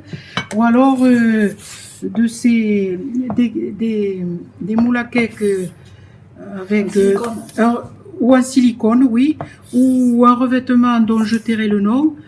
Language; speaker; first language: French; native; French